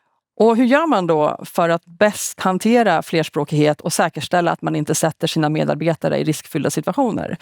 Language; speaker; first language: Swedish; native; Swedish